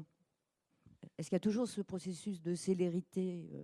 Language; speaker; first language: French; native; French